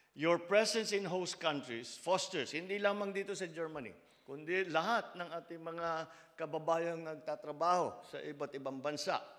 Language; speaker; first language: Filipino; native; Filipino